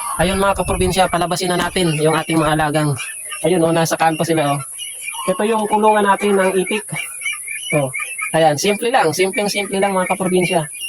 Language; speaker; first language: Filipino; non-native, local second language; Bikol